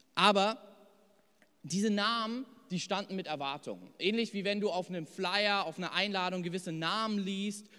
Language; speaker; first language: German; native; German